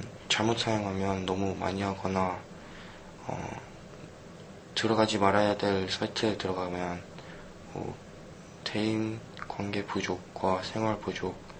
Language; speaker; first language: Korean; early bilingual, heritage; Korean